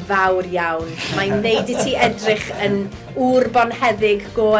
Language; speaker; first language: Welsh; native; Welsh